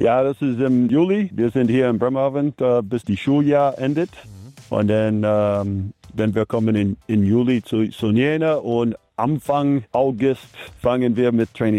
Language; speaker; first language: German; non-native, learner; English